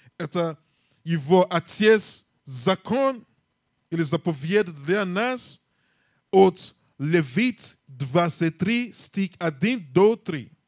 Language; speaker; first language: Russian; non-native, learner; English